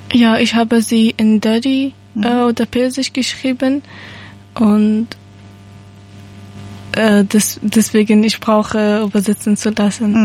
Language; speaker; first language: German; non-native, learner; Persian